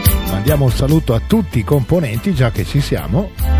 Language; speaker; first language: Italian; native; Italian